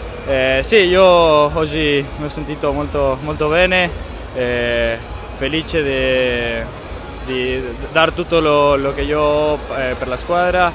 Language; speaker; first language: Italian; non-native, learner; Spanish